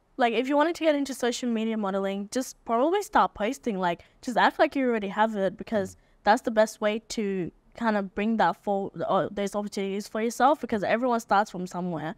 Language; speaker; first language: English; native; English